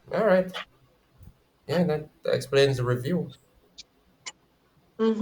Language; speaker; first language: English; native; English